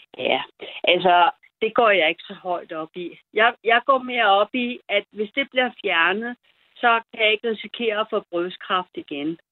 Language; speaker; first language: Danish; early bilingual, other home language; German